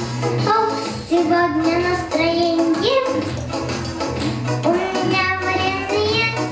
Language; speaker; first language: Russian; non-native, learner; Bulgarian